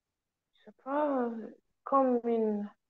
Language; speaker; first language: French; non-native, learner; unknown